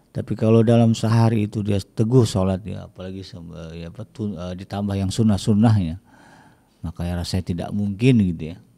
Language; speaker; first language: Indonesian; native; Indonesian